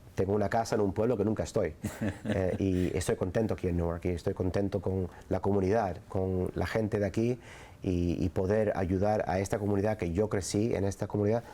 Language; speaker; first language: Spanish; early bilingual, other home language; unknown